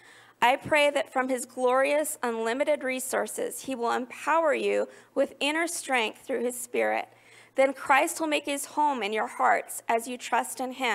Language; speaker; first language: English; native; English